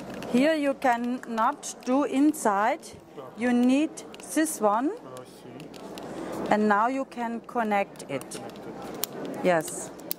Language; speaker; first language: English; non-native, learner; German